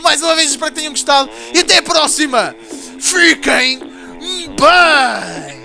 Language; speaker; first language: Portuguese; native; Portuguese